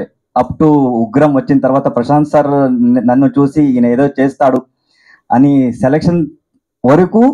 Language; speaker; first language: Telugu; non-native, local second language; Kannada